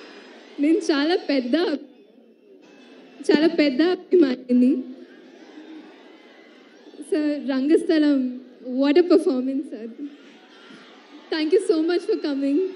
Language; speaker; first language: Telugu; non-native, fluent; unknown